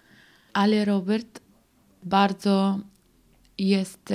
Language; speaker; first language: Polish; non-native, learner; Arabic